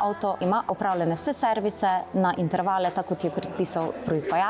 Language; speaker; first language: Slovenian; native; Slovenian